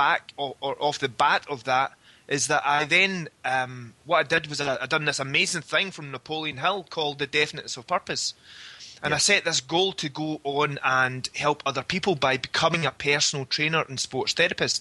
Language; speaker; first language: English; native; English